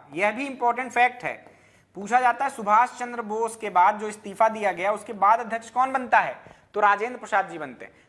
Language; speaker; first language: Hindi; native; Hindi